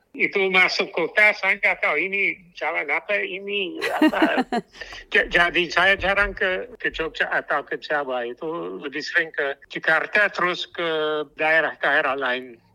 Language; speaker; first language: Indonesian; non-native, fluent; English